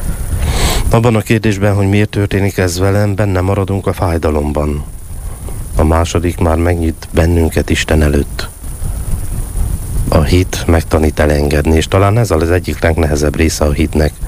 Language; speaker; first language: Hungarian; native; Hungarian